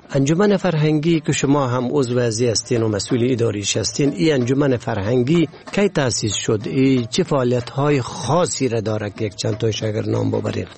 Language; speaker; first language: Persian; native; Persian